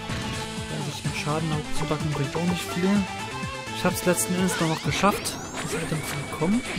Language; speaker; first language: German; native; German